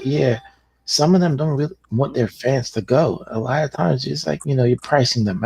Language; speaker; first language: English; native; English